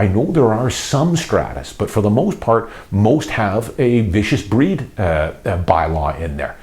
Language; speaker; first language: English; native; English